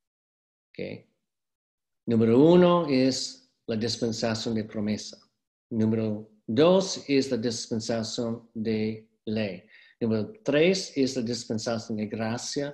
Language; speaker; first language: Spanish; non-native, fluent; English